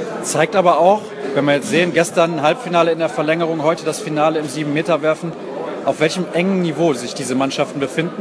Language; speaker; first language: German; native; German